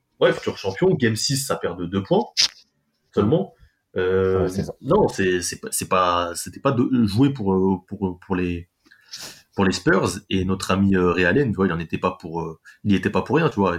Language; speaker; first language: French; native; French